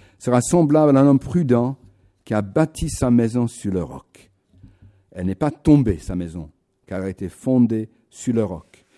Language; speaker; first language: French; non-native, fluent; English